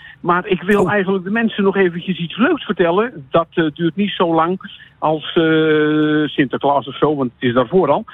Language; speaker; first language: Dutch; native; Dutch